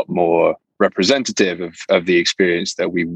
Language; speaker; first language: English; native; English